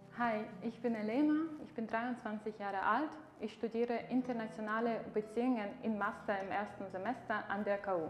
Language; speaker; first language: German; non-native, fluent; Ukrainian